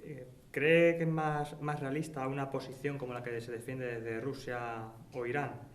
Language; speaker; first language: Spanish; native; Spanish